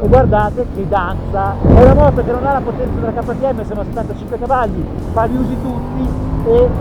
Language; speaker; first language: Italian; native; Italian